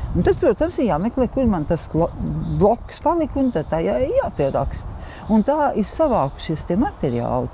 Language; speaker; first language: Latvian; native; Latvian